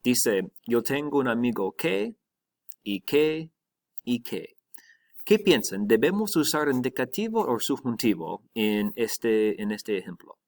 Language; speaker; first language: Spanish; non-native, fluent; English